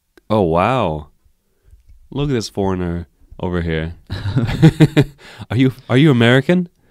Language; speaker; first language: English; native; English